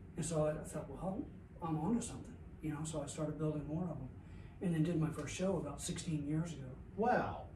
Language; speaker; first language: English; native; English